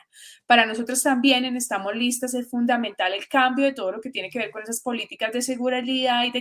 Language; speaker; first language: Spanish; native; Spanish